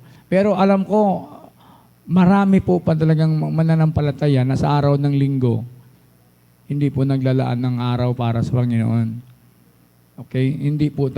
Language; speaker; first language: Filipino; native; Filipino